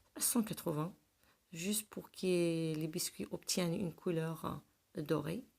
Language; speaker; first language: French; non-native, local second language; Arabic